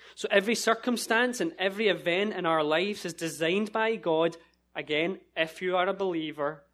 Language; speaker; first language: English; native; English